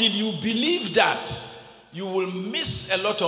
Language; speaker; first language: English; non-native, local second language; Akan